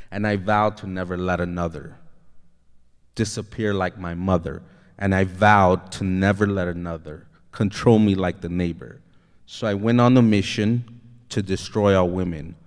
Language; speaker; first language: English; native; English